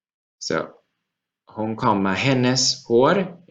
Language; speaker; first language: Swedish; non-native, fluent; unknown